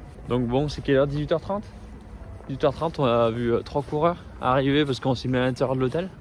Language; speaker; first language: French; native; French